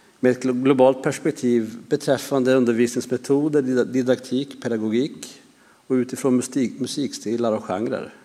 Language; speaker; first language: Swedish; native; Swedish